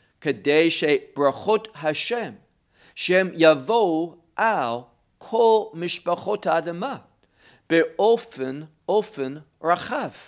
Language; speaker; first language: Hebrew; non-native, fluent; English